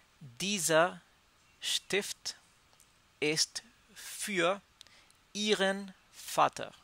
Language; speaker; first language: German; non-native, learner; Spanish